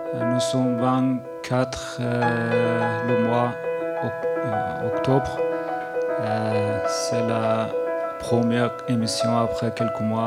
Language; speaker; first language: French; non-native, learner; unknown